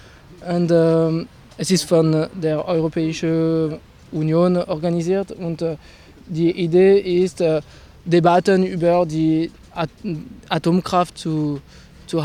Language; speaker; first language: German; non-native, fluent; French